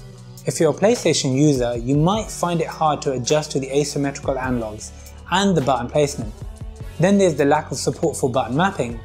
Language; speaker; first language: English; native; English